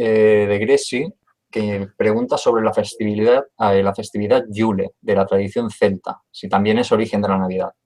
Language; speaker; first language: Spanish; native; Spanish